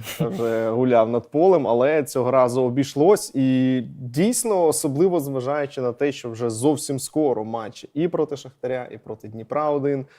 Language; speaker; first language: Ukrainian; native; Ukrainian